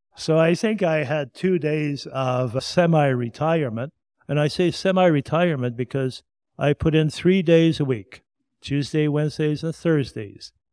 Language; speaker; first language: English; non-native, fluent; French